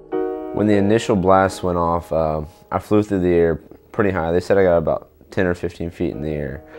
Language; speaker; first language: English; native; English